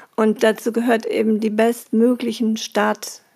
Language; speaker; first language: German; non-native, fluent; French